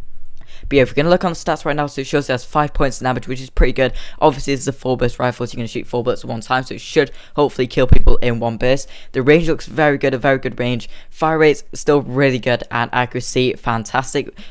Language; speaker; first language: English; native; English